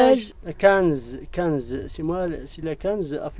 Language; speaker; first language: French; non-native, learner; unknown